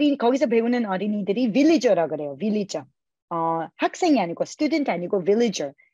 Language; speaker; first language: Korean; non-native, fluent; Hebrew